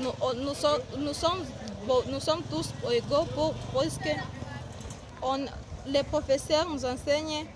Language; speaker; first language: French; non-native, learner; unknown